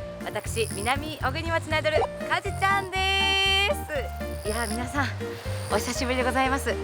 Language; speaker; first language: Japanese; native; Japanese